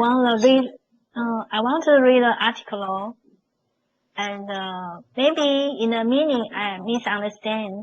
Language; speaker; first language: English; non-native, learner; Chinese